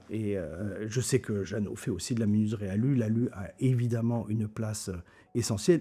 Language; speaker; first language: French; non-native, local second language; German